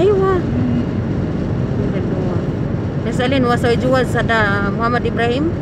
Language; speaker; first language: Arabic; non-native, learner; Filipino